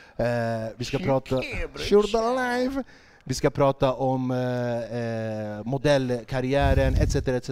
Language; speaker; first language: Swedish; early bilingual, other home language; Kurdish